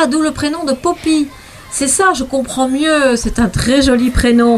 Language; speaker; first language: French; native; French